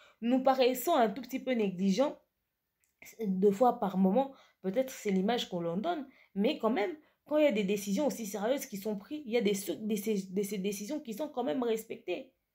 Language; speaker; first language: French; non-native, local second language; Lingala